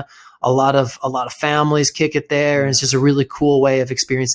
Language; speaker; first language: English; native; English